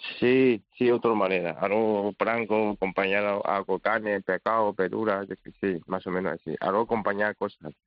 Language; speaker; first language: Spanish; non-native, learner; Chinese